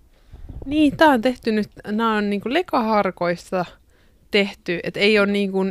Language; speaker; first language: Finnish; native; Finnish